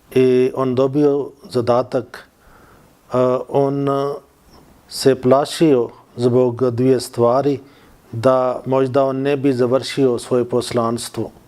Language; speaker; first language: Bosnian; non-native, fluent; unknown